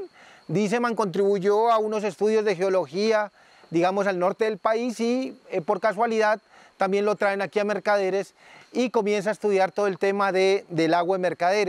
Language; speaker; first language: Spanish; native; Spanish